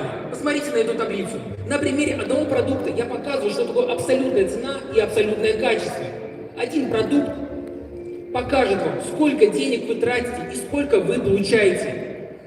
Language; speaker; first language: Russian; native; Russian